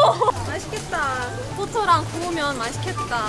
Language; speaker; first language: Korean; non-native, fluent; Russian